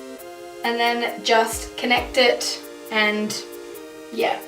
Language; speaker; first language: English; native; English